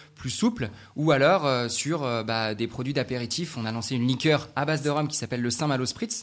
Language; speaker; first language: French; native; French